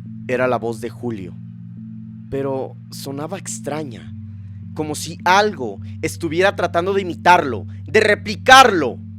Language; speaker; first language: Spanish; native; Spanish